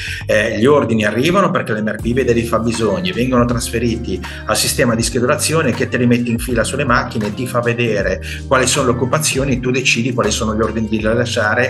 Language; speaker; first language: Italian; native; Italian